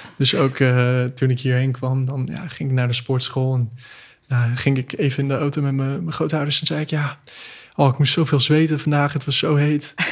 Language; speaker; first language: Dutch; non-native, fluent; English